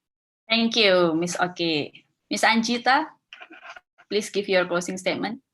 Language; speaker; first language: English; non-native, fluent; Indonesian